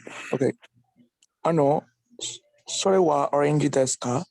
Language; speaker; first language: Japanese; non-native, learner; Spanish